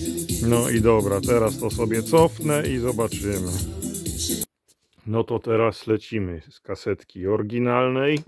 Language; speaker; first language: Polish; native; Polish